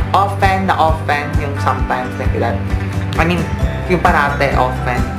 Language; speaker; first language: English; non-native, local second language; Filipino